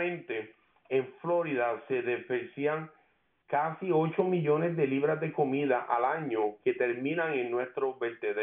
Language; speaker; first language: Spanish; early bilingual, heritage; Spanish